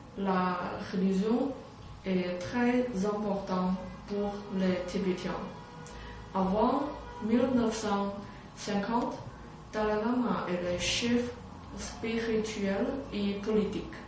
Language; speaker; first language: French; non-native, learner; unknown